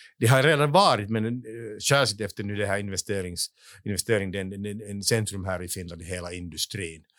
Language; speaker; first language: Swedish; non-native, local second language; Finnish